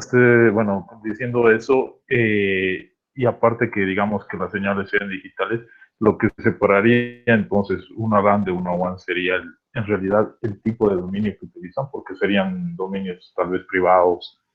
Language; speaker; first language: Spanish; native; Spanish